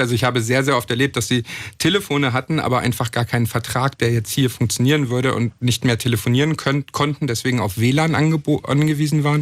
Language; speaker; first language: German; native; German